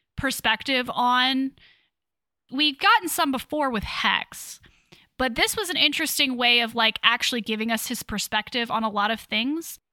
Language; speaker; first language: English; native; English